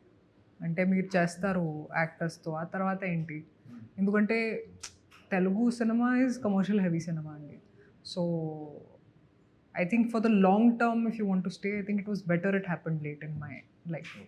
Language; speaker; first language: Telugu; non-native, local second language; Hindi